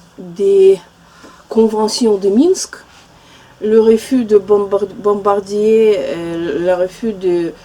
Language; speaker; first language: French; non-native, fluent; Russian